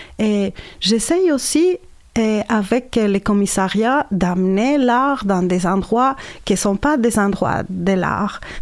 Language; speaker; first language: French; non-native, fluent; Spanish